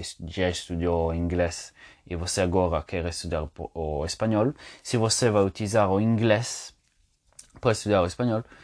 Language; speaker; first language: Portuguese; non-native, fluent; Italian